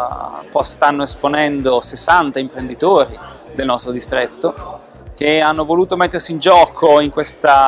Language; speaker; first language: Italian; native; Italian